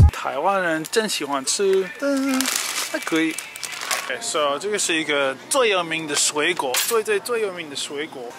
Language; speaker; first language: Chinese; non-native, learner; English